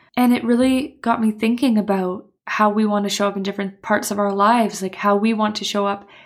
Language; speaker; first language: English; native; English